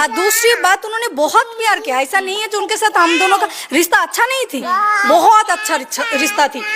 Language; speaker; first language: Hindi; non-native, fluent; Bangla